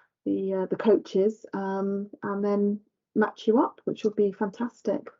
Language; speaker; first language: English; native; English